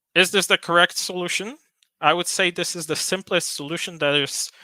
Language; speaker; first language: English; non-native, fluent; Polish